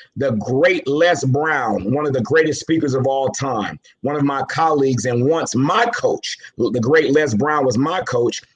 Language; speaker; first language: English; native; English